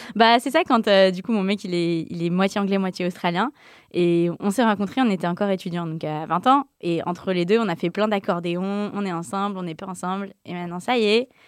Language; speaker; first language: French; native; French